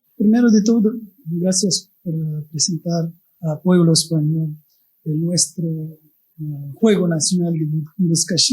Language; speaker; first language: Spanish; non-native, fluent; Pashto